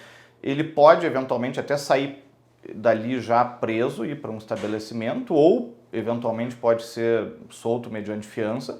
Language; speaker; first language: Portuguese; native; Portuguese